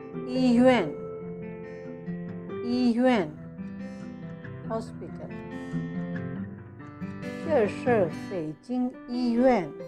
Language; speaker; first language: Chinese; non-native, fluent; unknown